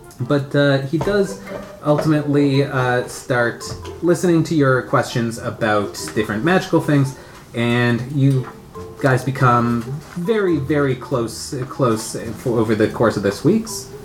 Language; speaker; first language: English; native; English